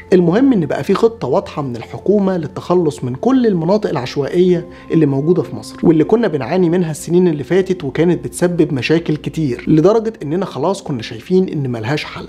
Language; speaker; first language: Arabic; native; Arabic